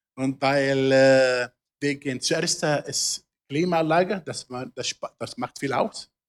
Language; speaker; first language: German; non-native, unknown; Arabic